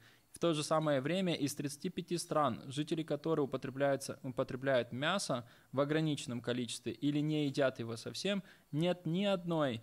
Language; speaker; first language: Russian; native; Russian